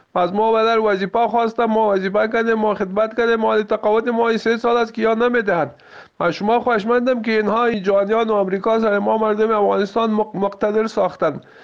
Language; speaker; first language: Persian; native; Persian